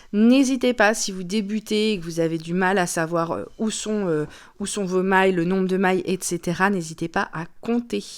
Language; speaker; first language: French; native; French